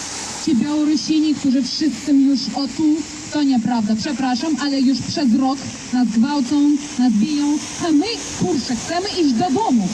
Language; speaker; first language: Polish; non-native, fluent; Belarusian